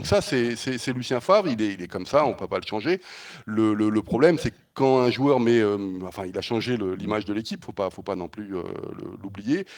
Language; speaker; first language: French; native; French